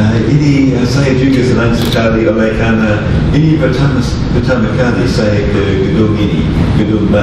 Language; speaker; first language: Indonesian; non-native, fluent; English